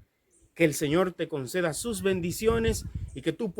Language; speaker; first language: Spanish; native; Spanish